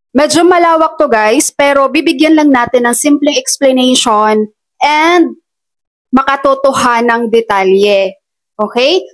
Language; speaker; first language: Filipino; non-native, local second language; Cebuano